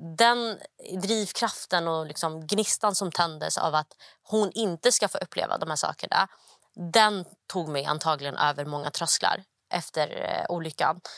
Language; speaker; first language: Swedish; early bilingual, other home language; Somali